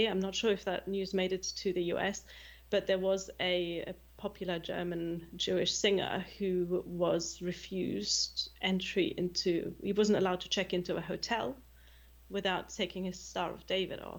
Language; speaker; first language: English; non-native, fluent; German